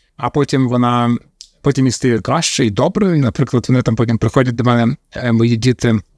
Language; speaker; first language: Ukrainian; native; Ukrainian